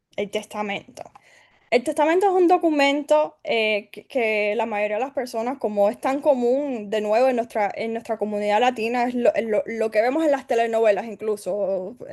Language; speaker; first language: Spanish; early bilingual, heritage; Spanish